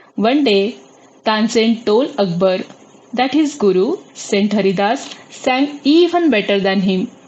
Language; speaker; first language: English; non-native, local second language; Marathi